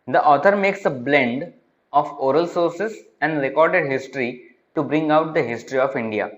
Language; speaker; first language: English; non-native, local second language; Marathi